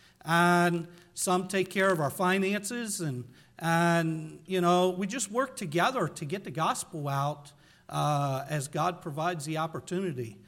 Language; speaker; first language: English; native; English